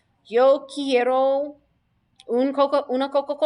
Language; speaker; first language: Spanish; non-native, fluent; English